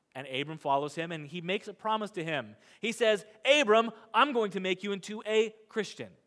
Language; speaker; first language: English; native; English